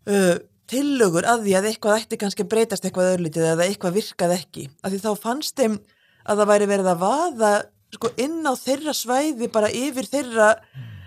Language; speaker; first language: Icelandic; native; Icelandic